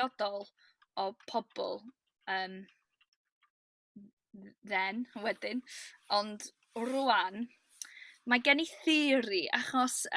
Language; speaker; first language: Welsh; non-native, learner; English